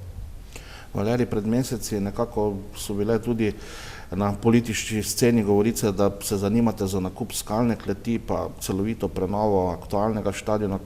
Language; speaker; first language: Slovenian; native; Slovenian